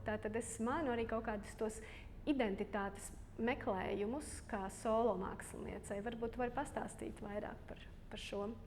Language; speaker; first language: Latvian; native; Latvian